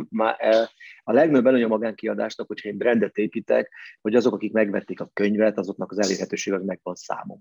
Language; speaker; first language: Hungarian; native; Hungarian